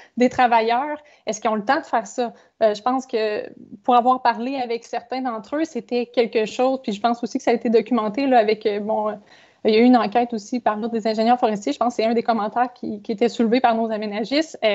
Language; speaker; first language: French; native; French